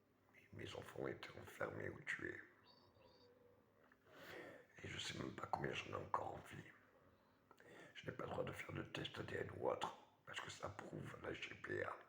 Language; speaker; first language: French; native; French